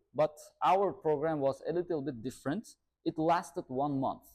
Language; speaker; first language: English; non-native, fluent; Uzbek